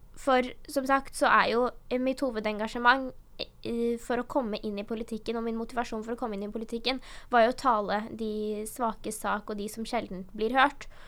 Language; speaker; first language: Norwegian; early bilingual, other home language; Urdu